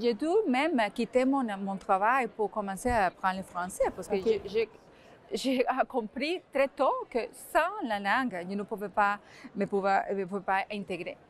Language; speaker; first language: French; non-native, fluent; Spanish